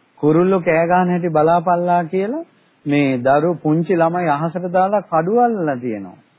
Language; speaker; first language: Sinhala; native; Sinhala